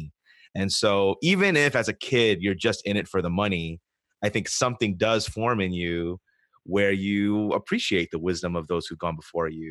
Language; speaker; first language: English; native; English